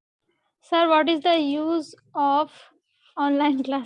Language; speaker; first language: English; non-native, learner; Hindi